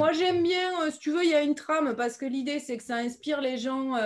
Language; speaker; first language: French; native; French